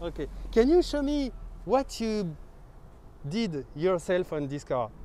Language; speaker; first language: English; non-native, learner; French